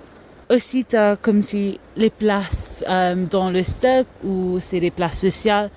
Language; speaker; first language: French; non-native, local second language; Morisyen